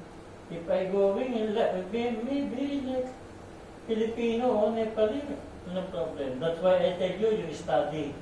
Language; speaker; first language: English; non-native, learner; Filipino